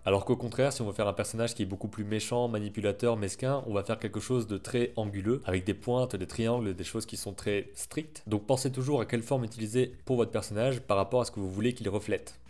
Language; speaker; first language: French; native; French